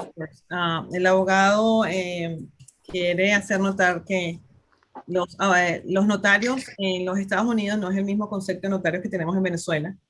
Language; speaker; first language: Spanish; native; Spanish